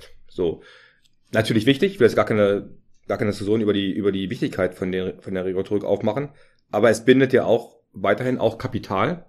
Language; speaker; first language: German; native; German